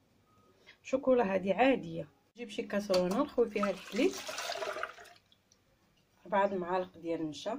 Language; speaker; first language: Arabic; native; Arabic